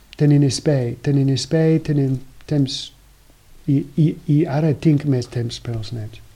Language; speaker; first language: Catalan; non-native, learner; English